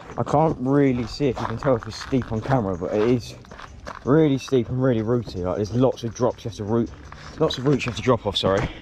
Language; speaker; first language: English; native; English